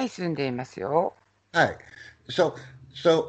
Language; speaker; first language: Japanese; non-native, learner; English